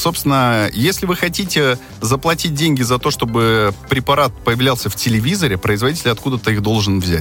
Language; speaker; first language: Russian; native; Russian